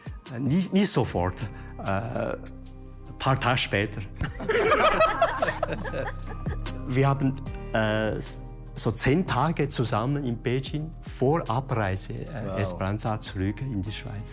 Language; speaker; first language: German; non-native, learner; Chinese